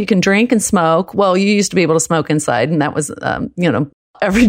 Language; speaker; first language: English; early bilingual, other home language; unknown